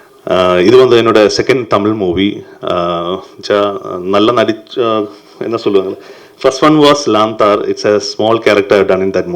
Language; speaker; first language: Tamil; non-native, learner; Malayalam